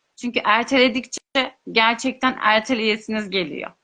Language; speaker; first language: Turkish; non-native, local second language; Kurdish